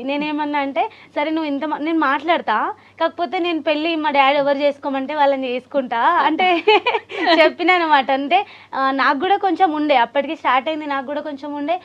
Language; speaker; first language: Telugu; native; Telugu